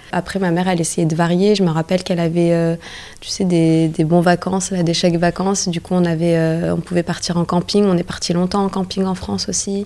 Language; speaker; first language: French; early bilingual, other home language; Arabic